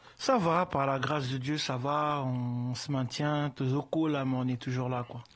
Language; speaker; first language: French; early bilingual, other home language; Lingala